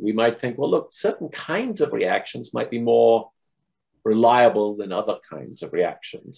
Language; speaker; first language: English; native; English